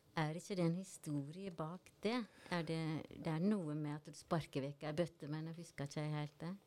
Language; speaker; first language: Norwegian; native; Norwegian